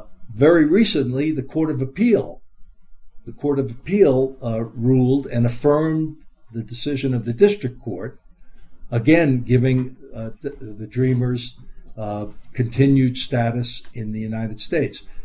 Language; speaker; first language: English; native; English